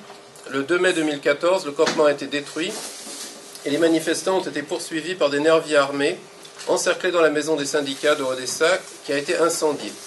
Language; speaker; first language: French; native; French